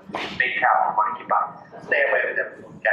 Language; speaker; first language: English; non-native, learner; Thai